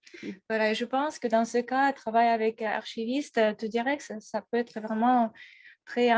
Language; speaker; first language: French; non-native, fluent; Russian